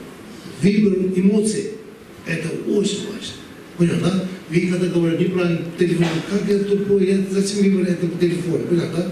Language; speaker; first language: Russian; non-native, learner; Tibetan